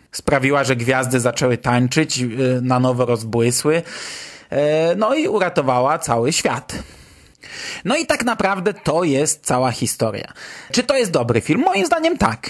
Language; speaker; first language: Polish; native; Polish